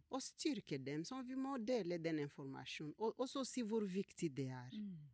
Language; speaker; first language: Norwegian; non-native, fluent; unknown